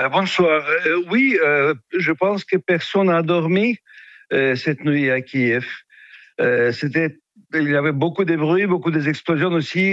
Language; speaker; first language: French; non-native, fluent; Russian